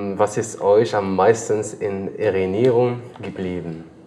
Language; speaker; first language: German; native; German